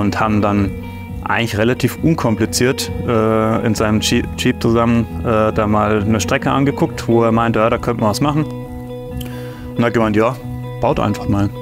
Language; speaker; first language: German; native; German